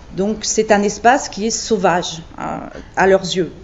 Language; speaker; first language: French; native; French